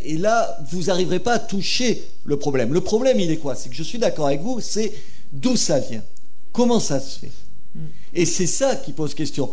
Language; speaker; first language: French; native; French